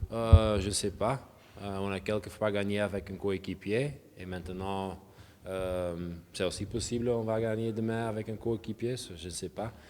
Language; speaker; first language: French; non-native, local second language; Dutch